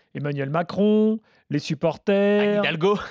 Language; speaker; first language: French; native; French